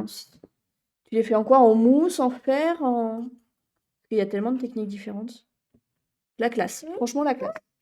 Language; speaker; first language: French; native; French